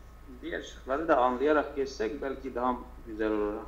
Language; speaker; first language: Turkish; non-native, local second language; Kurdish